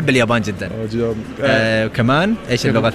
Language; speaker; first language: Arabic; native; Arabic